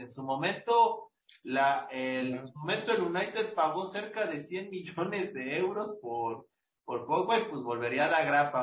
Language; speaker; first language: Spanish; native; Spanish